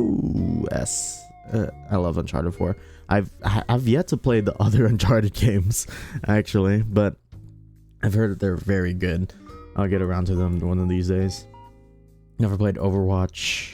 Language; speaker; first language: English; native; English